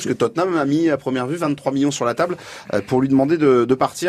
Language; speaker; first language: French; native; French